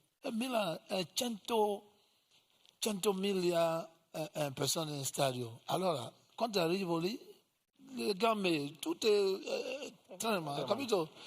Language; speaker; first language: Italian; non-native, learner; English